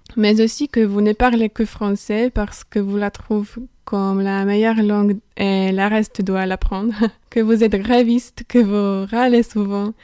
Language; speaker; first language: French; non-native, learner; Polish